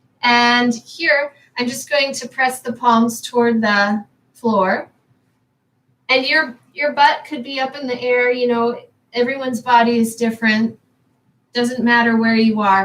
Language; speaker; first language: English; native; English